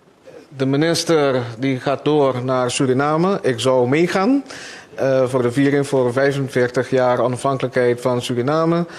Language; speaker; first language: Dutch; non-native, local second language; Papiamento